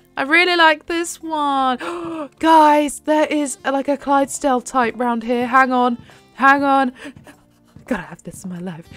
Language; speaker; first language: English; native; English